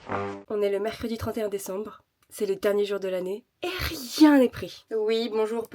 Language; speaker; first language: French; native; French